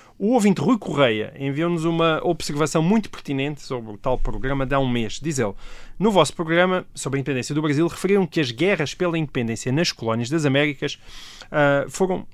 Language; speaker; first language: Portuguese; native; Portuguese